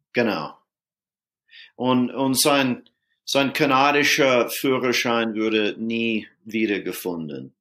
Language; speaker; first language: German; non-native, fluent; English